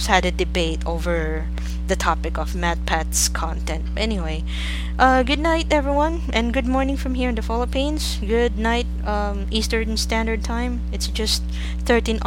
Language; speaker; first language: English; non-native, local second language; Filipino